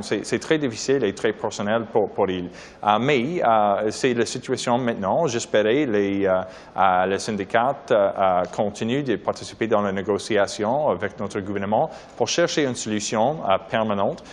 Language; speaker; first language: French; non-native, local second language; English